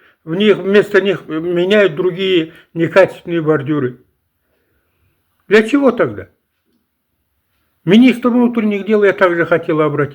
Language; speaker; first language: Russian; non-native, local second language; Kazakh